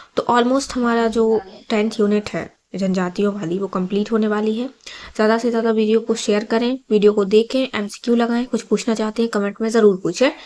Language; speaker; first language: Hindi; native; Hindi